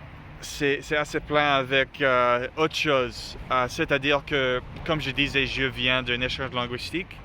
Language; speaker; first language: French; non-native, learner; English